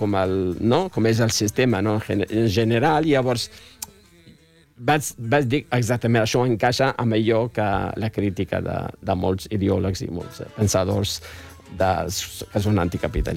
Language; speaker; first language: Catalan; non-native, fluent; Arabic